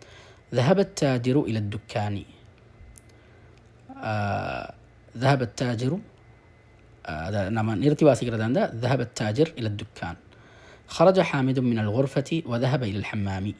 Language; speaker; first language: Arabic; non-native, fluent; Tamil